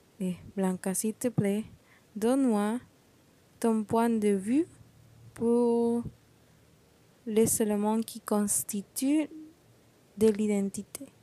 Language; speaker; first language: French; non-native, learner; Spanish